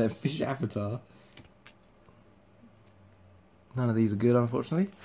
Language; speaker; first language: English; native; English